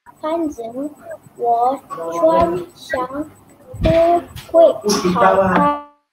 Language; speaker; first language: Chinese; non-native, fluent; Malay